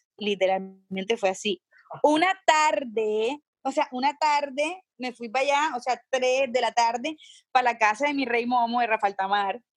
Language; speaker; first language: Spanish; native; Spanish